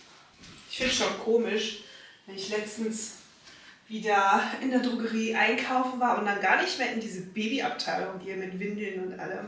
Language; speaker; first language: German; native; German